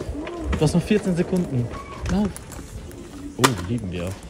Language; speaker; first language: German; native; German